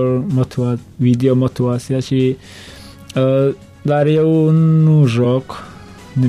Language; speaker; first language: Romanian; non-native, learner; Turkmen